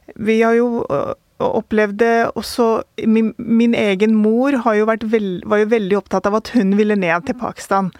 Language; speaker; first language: Norwegian; early bilingual, other home language; Urdu